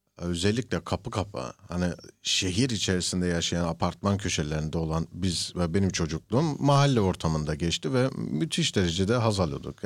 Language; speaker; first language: Turkish; early bilingual, heritage; Turkish